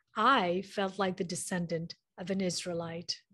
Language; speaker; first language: English; non-native, local second language; Manipuri